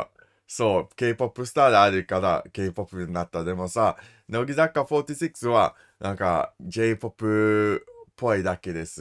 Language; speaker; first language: Japanese; non-native, learner; English